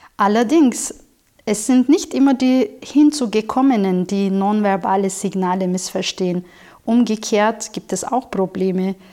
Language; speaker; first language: German; non-native, fluent; Turkish